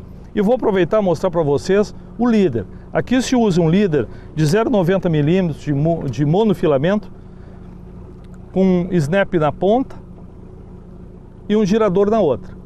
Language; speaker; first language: Portuguese; native; Portuguese